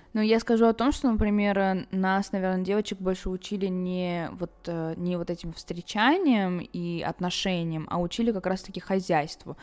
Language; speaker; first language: Russian; early bilingual, other home language; Armenian